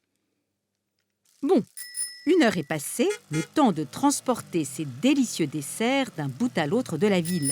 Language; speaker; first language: French; native; French